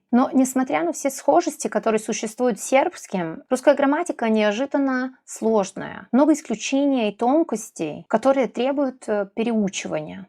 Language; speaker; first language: Russian; non-native, fluent; Serbian